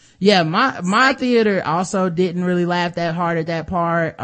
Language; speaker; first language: English; native; English